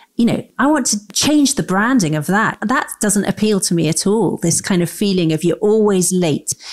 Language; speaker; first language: English; native; English